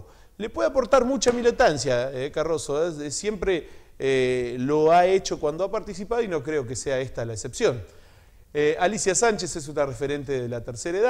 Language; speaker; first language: Spanish; native; Spanish